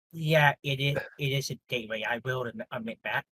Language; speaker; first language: English; native; English